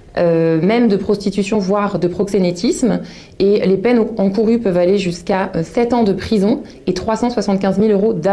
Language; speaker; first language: French; native; French